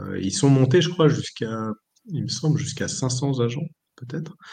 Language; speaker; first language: French; native; French